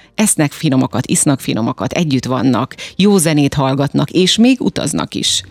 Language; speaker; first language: Hungarian; native; Hungarian